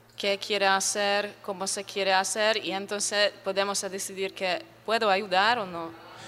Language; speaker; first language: Spanish; non-native, learner; Hungarian